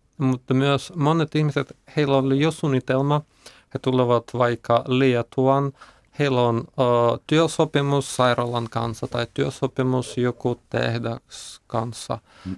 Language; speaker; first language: Finnish; non-native, learner; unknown